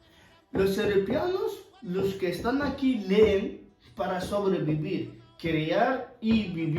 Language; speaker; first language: Spanish; non-native, learner; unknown